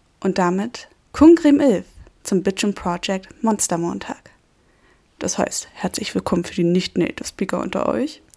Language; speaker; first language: German; native; German